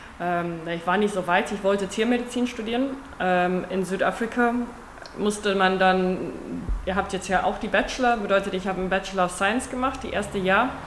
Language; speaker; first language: German; non-native, fluent; Afrikaans